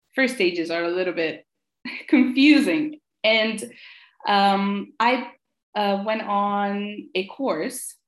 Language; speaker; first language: English; non-native, fluent; Italian